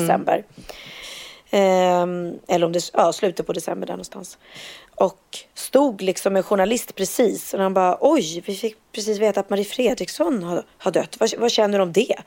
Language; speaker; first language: Swedish; native; Swedish